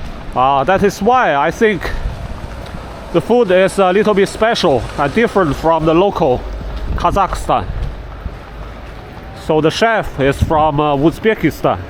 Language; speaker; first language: English; non-native, fluent; Chinese